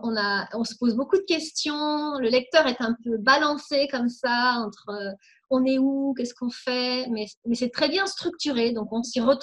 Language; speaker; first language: French; native; French